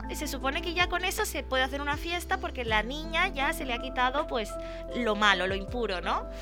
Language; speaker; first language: Spanish; early bilingual, other home language; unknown